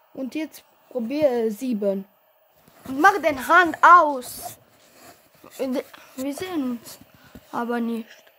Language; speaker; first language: German; non-native, learner; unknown